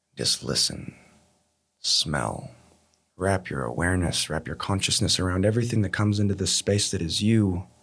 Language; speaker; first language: English; native; English